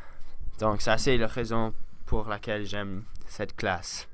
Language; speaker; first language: French; non-native, learner; English